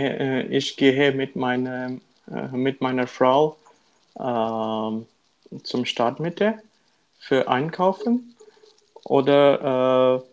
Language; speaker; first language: German; non-native, learner; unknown